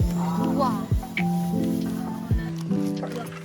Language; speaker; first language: English; non-native, local second language; Malay